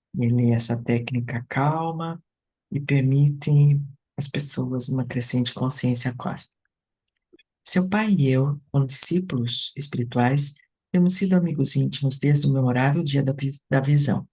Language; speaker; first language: Portuguese; native; Portuguese